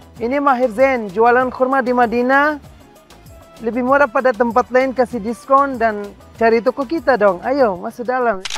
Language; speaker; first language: Indonesian; non-native, learner; Arabic